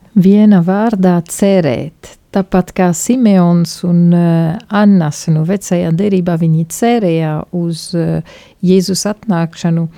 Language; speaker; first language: Latvian; non-native, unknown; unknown